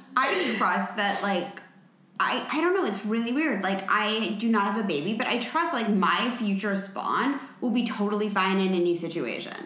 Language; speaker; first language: English; native; English